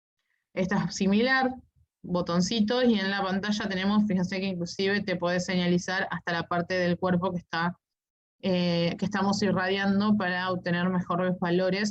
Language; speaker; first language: Spanish; native; Spanish